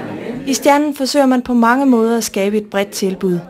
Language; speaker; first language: Danish; native; Danish